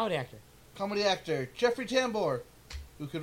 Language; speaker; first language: English; native; English